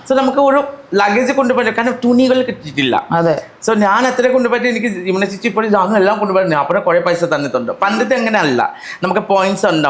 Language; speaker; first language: Malayalam; non-native, fluent; Assamese